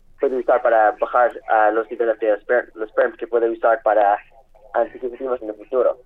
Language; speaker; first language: Spanish; non-native, learner; English